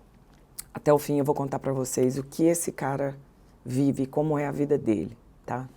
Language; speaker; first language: Portuguese; native; Portuguese